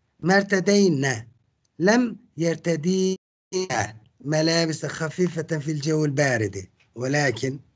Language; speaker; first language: Arabic; non-native, fluent; Turkish